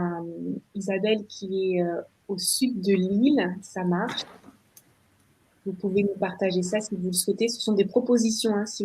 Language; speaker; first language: French; native; French